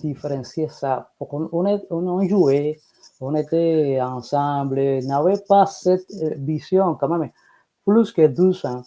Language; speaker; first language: French; non-native, fluent; Spanish